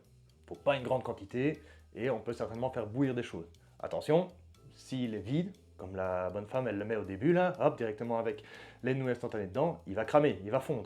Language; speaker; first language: French; native; French